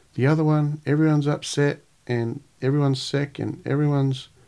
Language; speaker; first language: English; native; English